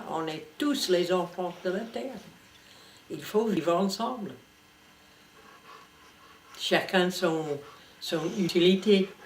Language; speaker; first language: French; non-native, fluent; English